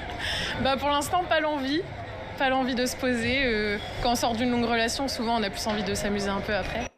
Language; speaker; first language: French; native; French